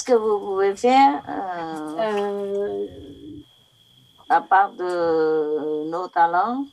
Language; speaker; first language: French; non-native, learner; Vietnamese